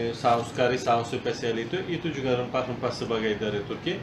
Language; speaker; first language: Indonesian; non-native, fluent; Turkish